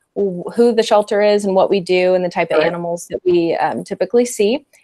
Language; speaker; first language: English; native; English